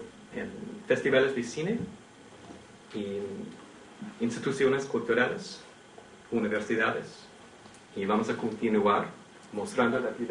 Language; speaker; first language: Spanish; non-native, fluent; English